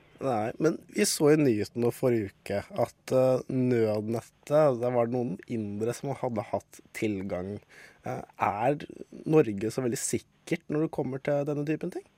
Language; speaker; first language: Norwegian; native; Norwegian